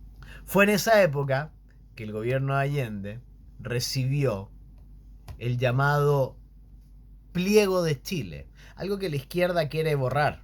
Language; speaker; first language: Spanish; native; Spanish